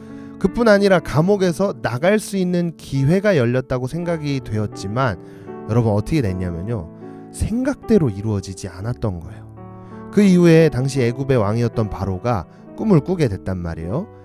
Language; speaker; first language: Korean; native; Korean